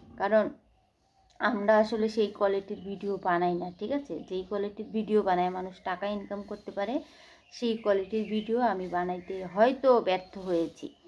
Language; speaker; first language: Bangla; native; Bangla